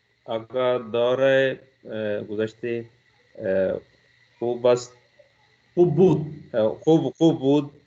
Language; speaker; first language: Persian; non-native, learner; Urdu